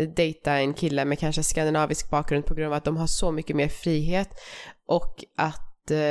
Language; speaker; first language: Swedish; early bilingual, other home language; Persian